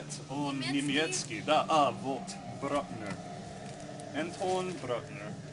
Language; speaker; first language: Russian; non-native, learner; English